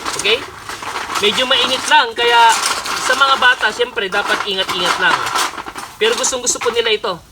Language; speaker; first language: Filipino; non-native, local second language; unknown